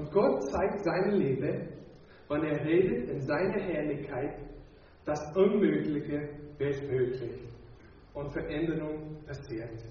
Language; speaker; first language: German; non-native, fluent; English